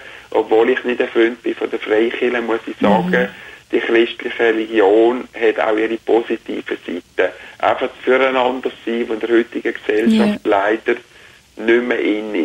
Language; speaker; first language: German; native; German